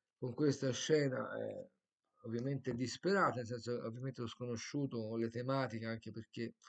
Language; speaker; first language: Italian; native; Italian